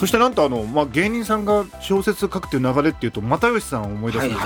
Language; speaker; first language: Japanese; native; Japanese